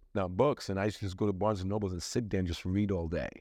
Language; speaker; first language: English; non-native, fluent; Haitian Creole